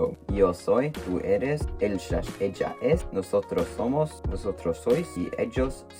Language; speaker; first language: Spanish; non-native, learner; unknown